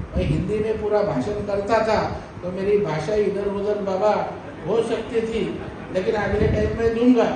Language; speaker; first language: Hindi; non-native, local second language; Marathi